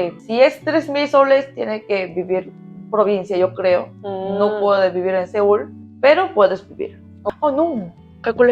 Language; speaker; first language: Spanish; non-native, learner; Korean